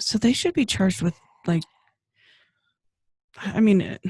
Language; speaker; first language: English; native; English